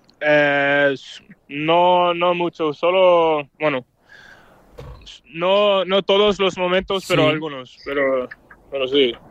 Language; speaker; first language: Spanish; non-native, fluent; Danish